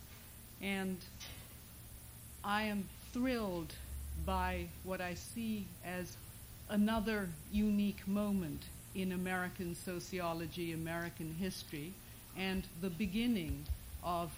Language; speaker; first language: English; non-native, local second language; Bangla